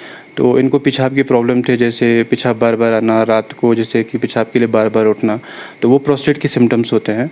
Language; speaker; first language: Hindi; non-native, local second language; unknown